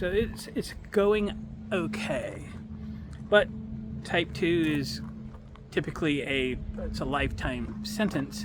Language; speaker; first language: English; native; English